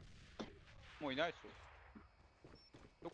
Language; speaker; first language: Japanese; native; Japanese